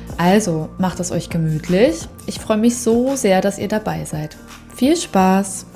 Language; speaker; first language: German; native; German